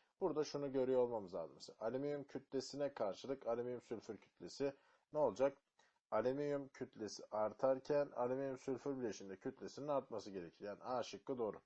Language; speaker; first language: Turkish; native; Turkish